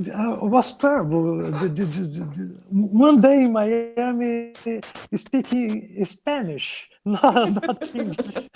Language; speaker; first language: English; non-native, learner; Portuguese